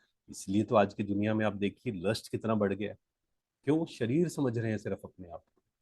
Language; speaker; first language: Hindi; native; Hindi